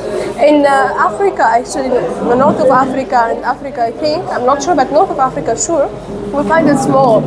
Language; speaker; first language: English; non-native, local second language; Arabic